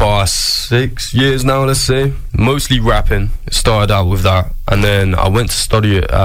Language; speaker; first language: English; native; English